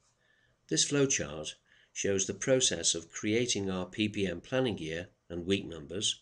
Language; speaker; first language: English; native; English